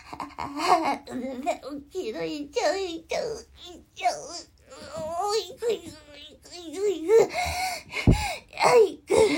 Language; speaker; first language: Japanese; native; Japanese